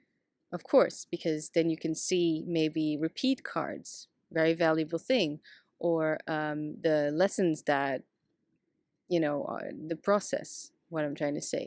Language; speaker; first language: English; non-native, fluent; Dutch